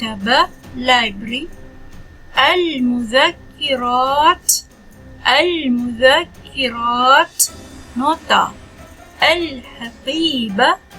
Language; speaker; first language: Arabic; non-native, fluent; Malay